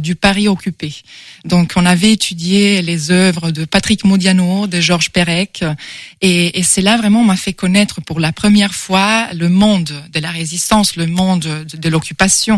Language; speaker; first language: French; non-native, fluent; Italian